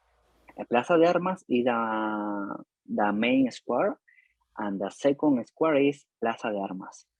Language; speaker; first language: English; non-native, learner; Spanish